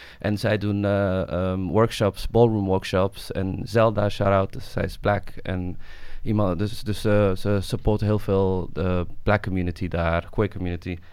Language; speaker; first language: Dutch; early bilingual, other home language; Somali